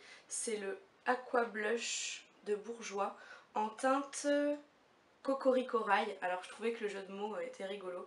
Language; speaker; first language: French; native; French